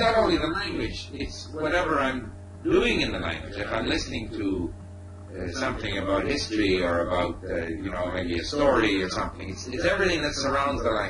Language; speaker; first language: English; non-native, fluent; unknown